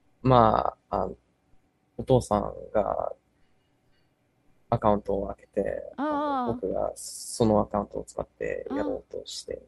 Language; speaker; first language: Japanese; early bilingual, heritage; English